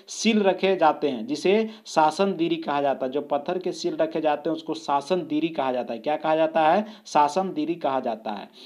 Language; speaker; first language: Hindi; native; Hindi